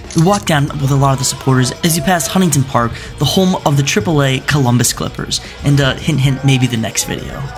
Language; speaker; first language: English; native; English